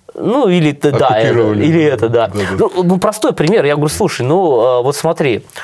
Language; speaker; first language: Russian; native; Russian